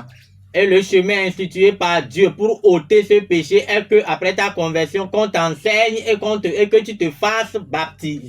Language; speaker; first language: French; non-native, local second language; Ewe